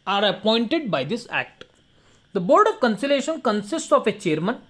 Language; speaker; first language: English; non-native, local second language; Kannada